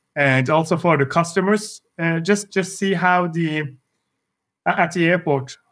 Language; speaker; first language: English; non-native, fluent; Norwegian